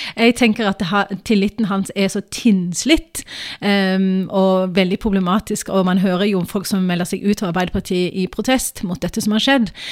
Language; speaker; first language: Norwegian; early bilingual, other home language; Urdu